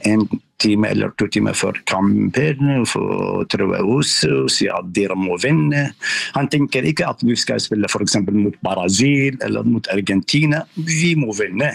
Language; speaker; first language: Norwegian; non-native, learner; Arabic